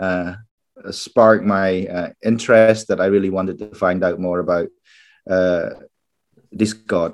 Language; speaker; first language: English; non-native, fluent; Khmer